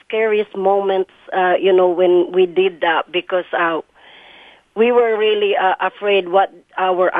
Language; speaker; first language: English; non-native, local second language; Cebuano